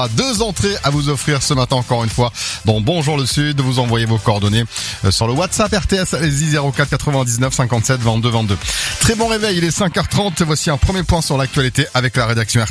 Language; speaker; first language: French; native; French